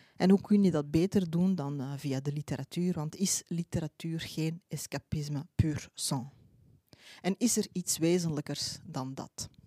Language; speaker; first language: Dutch; early bilingual, other home language; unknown